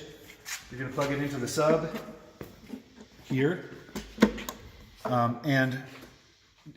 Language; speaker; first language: English; native; English